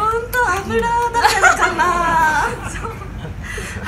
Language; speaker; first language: Japanese; native; Japanese